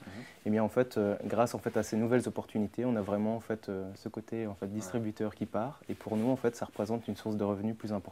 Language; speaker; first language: French; native; French